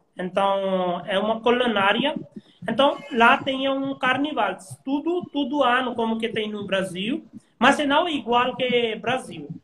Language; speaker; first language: Portuguese; non-native, learner; Hindi